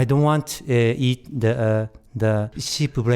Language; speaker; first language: English; non-native, learner; Japanese